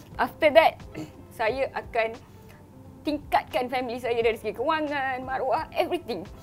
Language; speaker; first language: Malay; non-native, local second language; Tamil